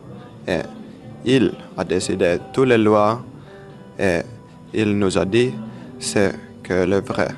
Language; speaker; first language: French; non-native, learner; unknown